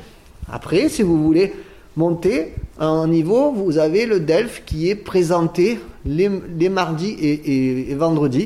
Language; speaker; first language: French; native; French